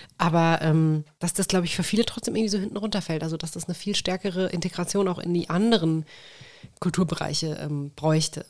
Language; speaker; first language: German; native; German